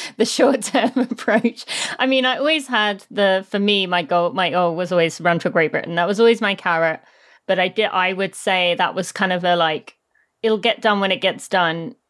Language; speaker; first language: English; native; English